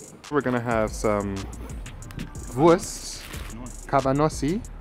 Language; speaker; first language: English; native; English